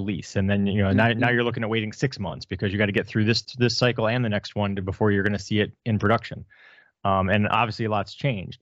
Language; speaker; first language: English; native; English